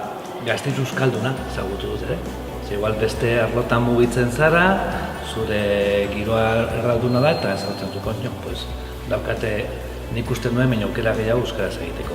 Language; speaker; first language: Basque; non-native, local second language; Spanish